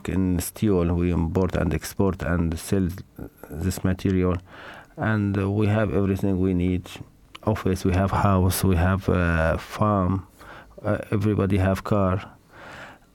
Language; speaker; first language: English; non-native, learner; Arabic